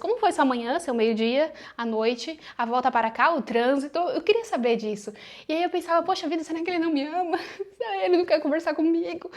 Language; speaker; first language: Portuguese; native; Portuguese